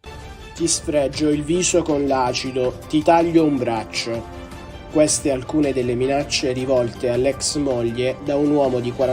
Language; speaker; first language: Italian; native; Italian